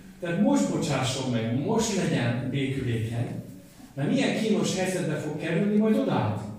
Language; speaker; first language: Hungarian; native; Hungarian